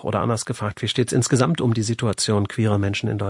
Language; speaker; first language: German; native; German